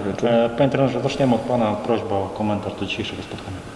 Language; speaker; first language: Polish; native; Polish